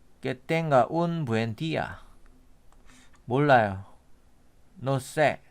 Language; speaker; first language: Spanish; non-native, learner; Korean